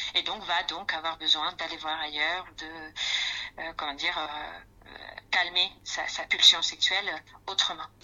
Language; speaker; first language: French; non-native, fluent; Spanish